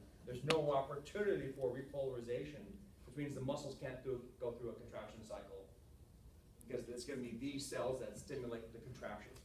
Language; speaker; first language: English; native; English